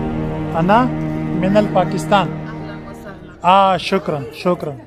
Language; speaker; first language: Arabic; non-native, learner; Urdu